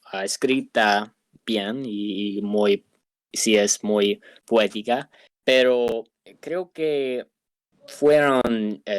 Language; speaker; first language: Spanish; non-native, learner; English